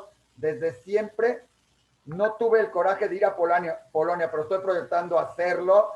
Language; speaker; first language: Spanish; native; Spanish